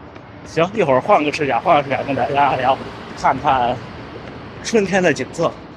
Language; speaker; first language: Chinese; native; Chinese